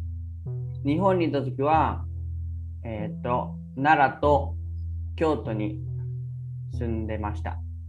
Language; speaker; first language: Japanese; early bilingual, other home language; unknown